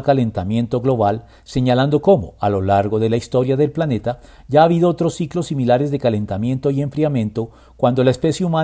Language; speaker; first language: Spanish; native; Spanish